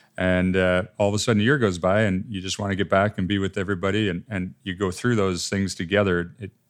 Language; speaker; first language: English; native; English